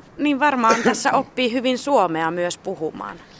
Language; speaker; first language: Finnish; native; Finnish